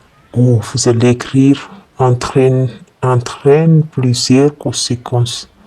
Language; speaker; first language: French; non-native, fluent; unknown